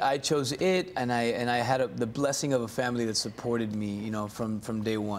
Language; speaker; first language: English; early bilingual, other home language; Spanish